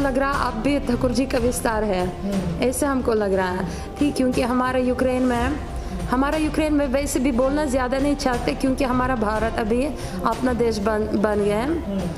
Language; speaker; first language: Hindi; non-native, fluent; Ukrainian